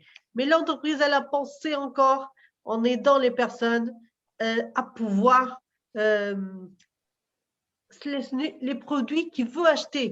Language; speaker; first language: French; non-native, fluent; Portuguese